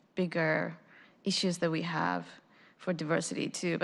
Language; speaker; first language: English; non-native, fluent; Japanese